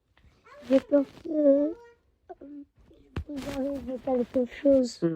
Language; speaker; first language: French; early bilingual, other home language; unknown